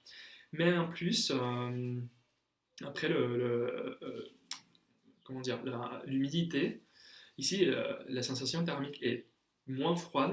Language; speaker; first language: French; non-native, fluent; Spanish